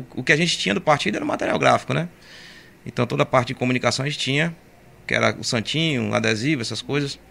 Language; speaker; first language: Portuguese; native; Portuguese